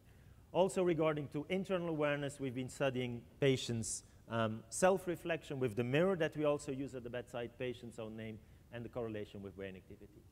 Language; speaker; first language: English; non-native, fluent; French